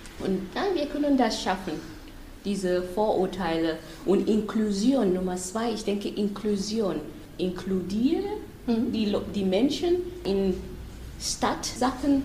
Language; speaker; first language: German; non-native, fluent; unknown